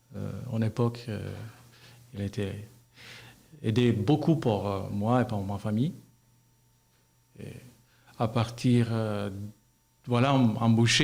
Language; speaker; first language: French; non-native, learner; Albanian